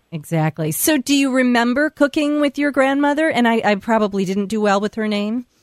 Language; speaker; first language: English; native; English